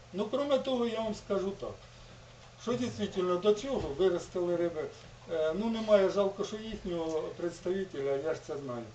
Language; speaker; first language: Ukrainian; native; Ukrainian